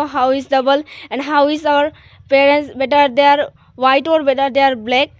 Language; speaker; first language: English; non-native, local second language; Assamese